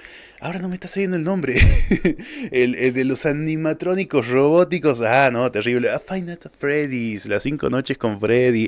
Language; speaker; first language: Spanish; native; Spanish